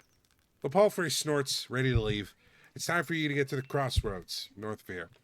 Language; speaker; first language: English; native; English